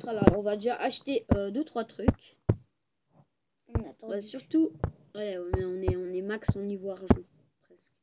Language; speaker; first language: French; native; French